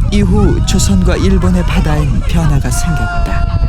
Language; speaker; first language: Korean; native; Korean